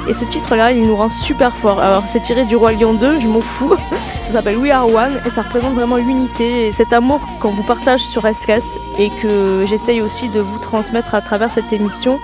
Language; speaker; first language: French; native; French